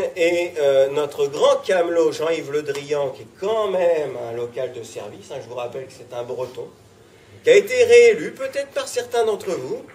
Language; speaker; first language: French; native; French